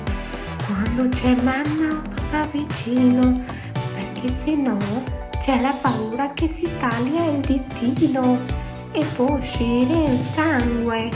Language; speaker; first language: Italian; non-native, fluent; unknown